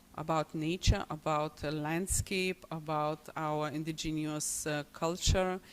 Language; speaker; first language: English; non-native, fluent; Lithuanian